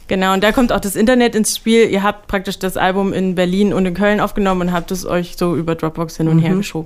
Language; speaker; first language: German; native; German